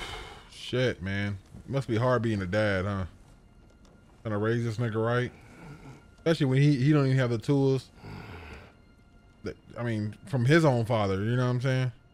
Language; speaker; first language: English; native; English